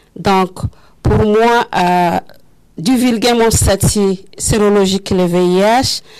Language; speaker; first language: French; non-native, local second language; Kinyarwanda